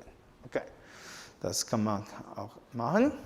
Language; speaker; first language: German; non-native, fluent; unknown